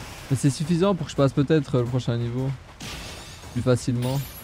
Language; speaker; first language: French; native; French